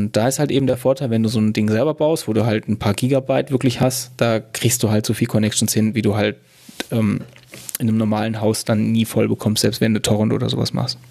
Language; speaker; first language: German; native; German